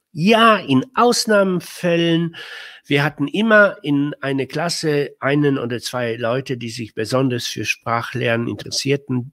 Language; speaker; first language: German; non-native, fluent; Polish